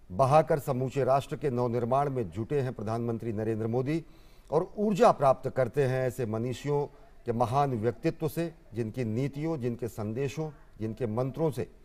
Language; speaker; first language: Hindi; native; Hindi